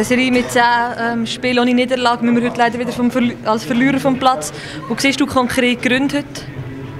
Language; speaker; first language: German; native; German